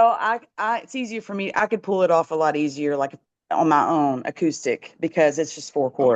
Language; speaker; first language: English; native; English